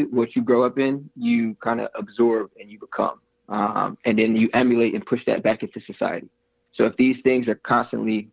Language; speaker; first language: English; native; English